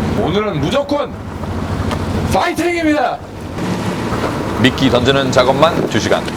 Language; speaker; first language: Korean; non-native, learner; English